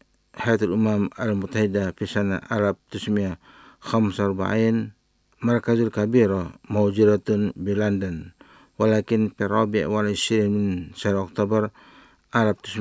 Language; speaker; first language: Arabic; non-native, fluent; Indonesian